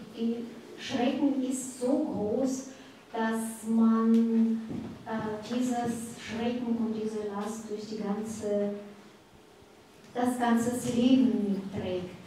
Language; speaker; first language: German; non-native, fluent; Russian